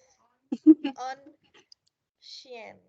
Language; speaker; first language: French; non-native, learner; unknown